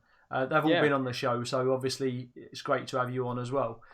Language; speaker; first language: English; native; English